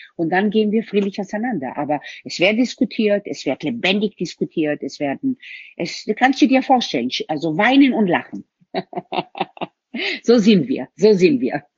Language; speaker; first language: German; non-native, fluent; Hebrew